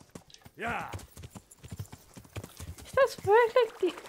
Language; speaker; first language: German; non-native, learner; Dutch